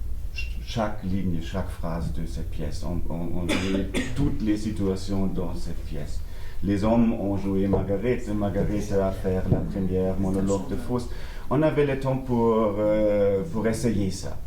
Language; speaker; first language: French; non-native, learner; German